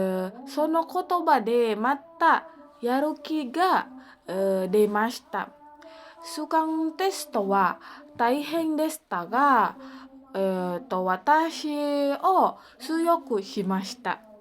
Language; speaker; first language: Japanese; non-native, learner; Indonesian